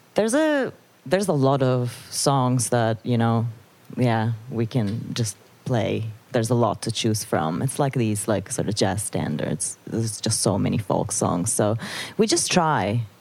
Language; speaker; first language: English; non-native, fluent; Turkish